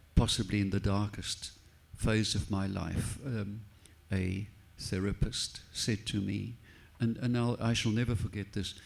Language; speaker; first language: English; non-native, local second language; Afrikaans